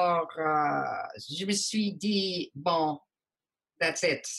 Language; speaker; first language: French; non-native, local second language; English